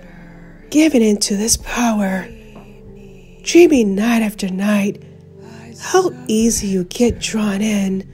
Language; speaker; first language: English; native; English